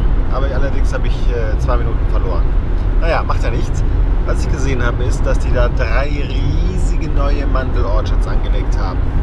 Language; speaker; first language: German; native; German